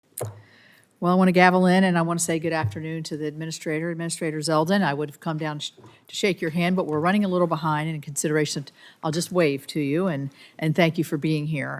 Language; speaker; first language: English; native; English